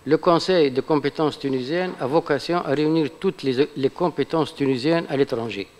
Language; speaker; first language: French; non-native, local second language; Arabic